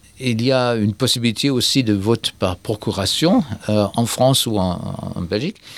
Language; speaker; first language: French; non-native, fluent; German